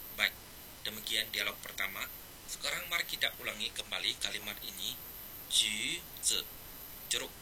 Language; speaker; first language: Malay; non-native, fluent; Chinese